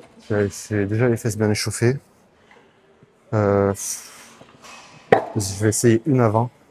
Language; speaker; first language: French; native; French